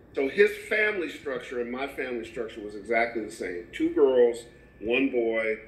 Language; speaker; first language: English; native; English